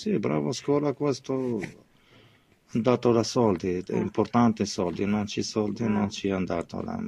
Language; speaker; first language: Italian; non-native, learner; Arabic